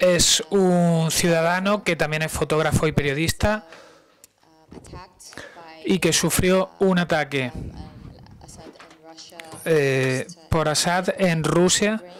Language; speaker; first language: Spanish; non-native, fluent; Arabic